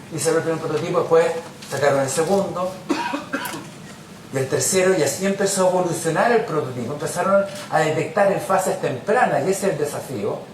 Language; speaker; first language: Spanish; native; Spanish